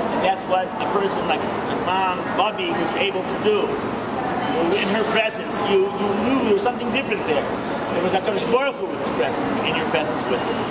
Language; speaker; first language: English; native; English